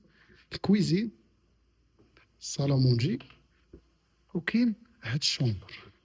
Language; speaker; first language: Arabic; native; Arabic